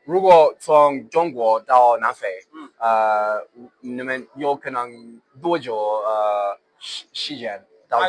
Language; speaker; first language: Chinese; non-native, learner; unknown